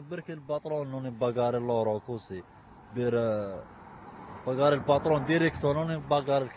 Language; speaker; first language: Italian; non-native, learner; Arabic